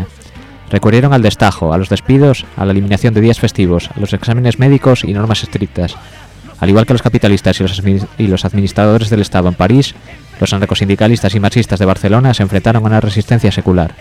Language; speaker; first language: Spanish; native; Spanish